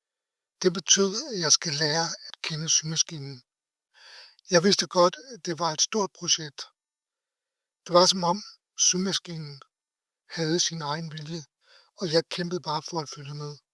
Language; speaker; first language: Danish; native; Danish